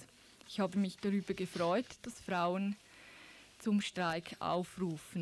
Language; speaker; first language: German; native; German